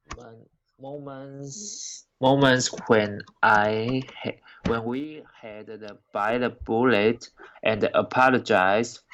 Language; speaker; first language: English; non-native, learner; Chinese